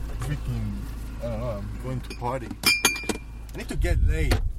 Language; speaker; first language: English; non-native, fluent; Spanish